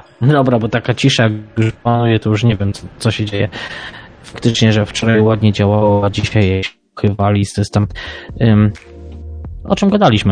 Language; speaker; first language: Polish; native; Polish